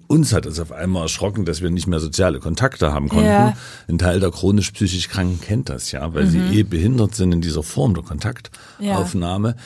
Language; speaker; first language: German; native; German